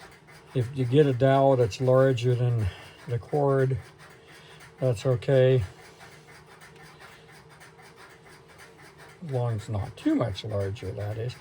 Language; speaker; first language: English; native; English